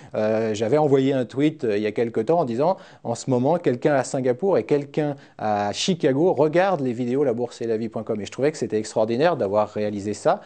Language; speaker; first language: French; native; French